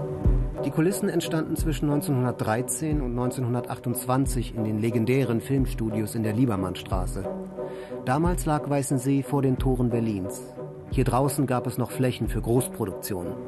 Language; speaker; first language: German; native; German